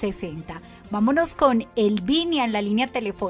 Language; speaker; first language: Spanish; native; Spanish